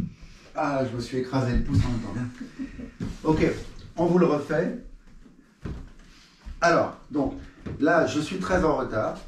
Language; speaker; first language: French; native; French